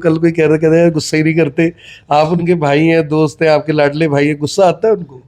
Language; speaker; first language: Hindi; native; Hindi